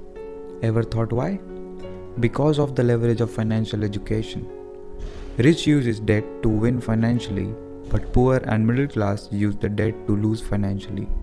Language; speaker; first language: English; non-native, local second language; Hindi